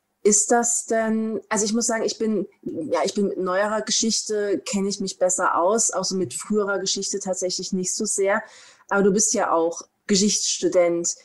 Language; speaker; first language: German; native; German